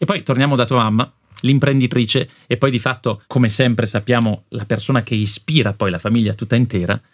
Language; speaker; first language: Italian; native; Italian